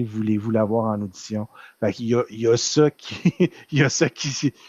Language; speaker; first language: French; native; French